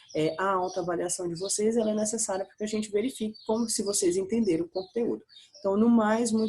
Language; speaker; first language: Portuguese; native; Portuguese